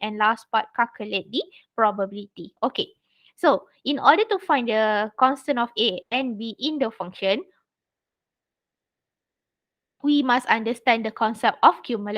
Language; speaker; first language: English; non-native, local second language; Malay